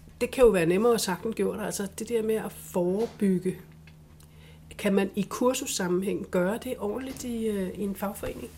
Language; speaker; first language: Danish; native; Danish